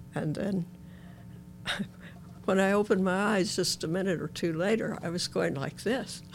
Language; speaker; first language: English; native; English